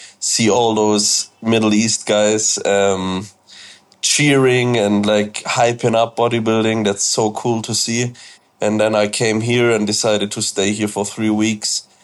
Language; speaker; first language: English; non-native, fluent; German